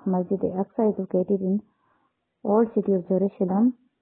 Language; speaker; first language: English; non-native, local second language; Urdu